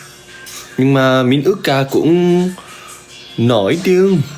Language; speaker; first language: Vietnamese; non-native, learner; Korean